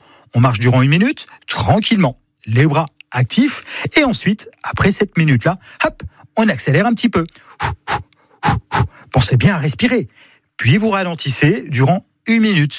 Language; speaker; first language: French; native; French